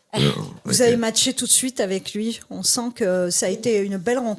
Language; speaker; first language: French; native; French